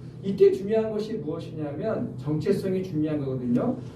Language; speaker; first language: Korean; native; Korean